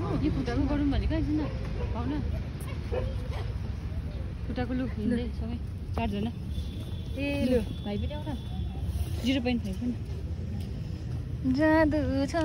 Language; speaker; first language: Nepali; native; Nepali